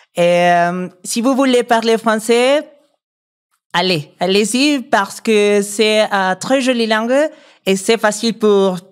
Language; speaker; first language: French; non-native, learner; Spanish